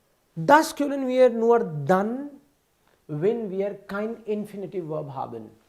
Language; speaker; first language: German; non-native, fluent; Hindi